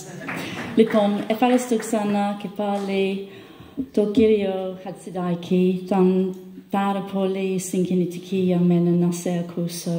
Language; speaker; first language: Greek; non-native, learner; English